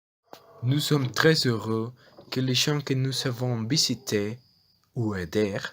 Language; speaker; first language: French; non-native, learner; Spanish